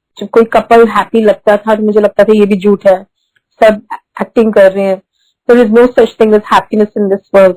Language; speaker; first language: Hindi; early bilingual, heritage; Hindi